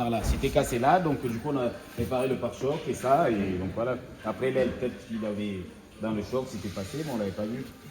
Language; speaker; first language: French; native; French